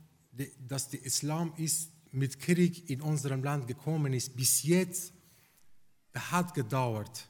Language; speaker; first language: German; non-native, fluent; Persian